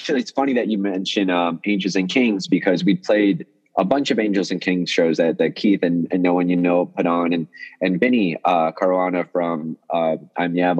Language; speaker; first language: English; early bilingual, other home language; Russian